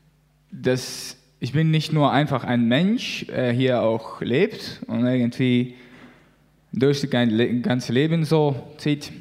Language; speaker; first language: German; non-native, learner; Latvian